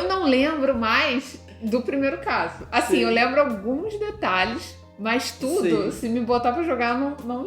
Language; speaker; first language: Portuguese; native; Portuguese